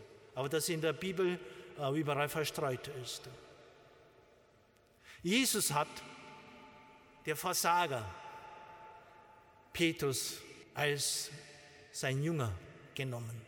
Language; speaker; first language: German; non-native, learner; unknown